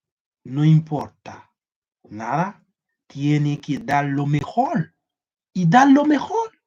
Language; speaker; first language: Spanish; non-native, learner; Haitian Creole